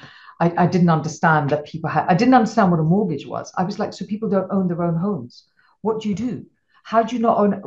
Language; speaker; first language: English; non-native, local second language; Punjabi